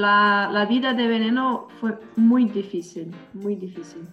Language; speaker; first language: Spanish; non-native, learner; Portuguese